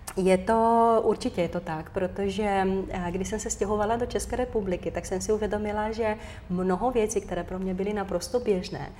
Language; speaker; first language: Czech; non-native, fluent; Romanian